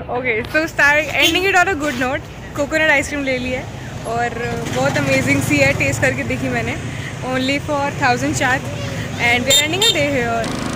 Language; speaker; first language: Hindi; native; Hindi